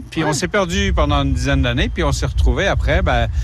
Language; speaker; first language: French; native; French